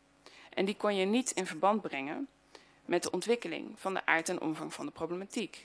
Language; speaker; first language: Dutch; native; Dutch